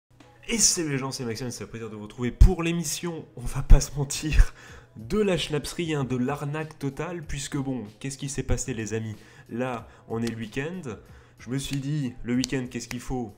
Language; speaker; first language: French; native; French